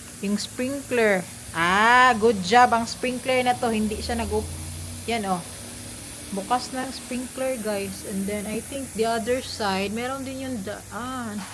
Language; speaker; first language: Filipino; non-native, local second language; Cebuano